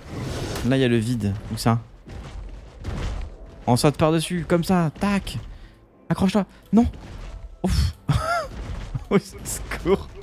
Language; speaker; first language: French; native; French